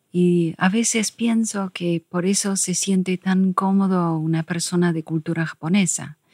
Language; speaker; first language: Spanish; non-native, fluent; English